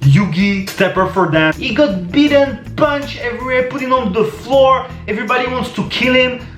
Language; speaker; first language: English; non-native, fluent; French